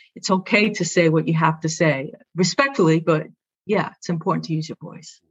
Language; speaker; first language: English; early bilingual, other home language; Spanish